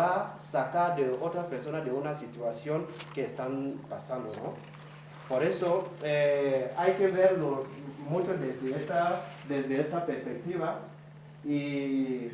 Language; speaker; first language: Spanish; non-native, fluent; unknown